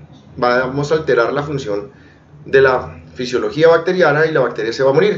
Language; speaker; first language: Spanish; native; Spanish